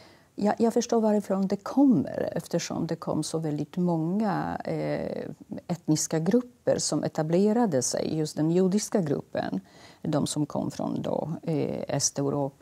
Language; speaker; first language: Swedish; non-native, fluent; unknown